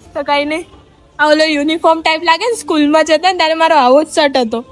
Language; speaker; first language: Gujarati; native; Gujarati